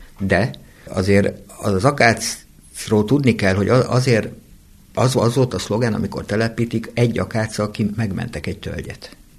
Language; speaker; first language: Hungarian; native; Hungarian